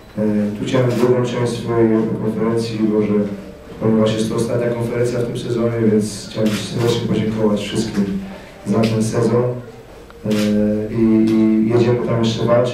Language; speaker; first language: Polish; native; Polish